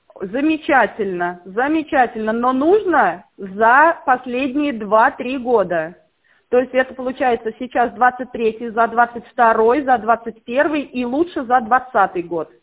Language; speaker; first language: Russian; native; Russian